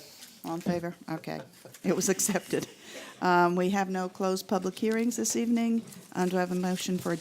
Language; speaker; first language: English; native; English